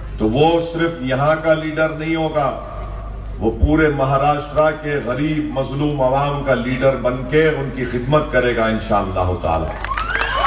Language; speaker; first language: Urdu; native; Urdu